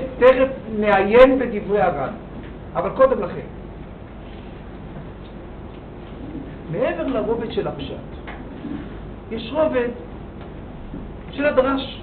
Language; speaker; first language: Hebrew; native; Hebrew